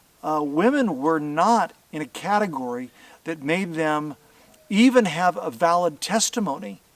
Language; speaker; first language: English; native; English